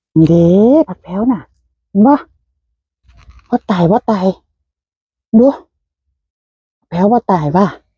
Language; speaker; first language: Thai; native; Thai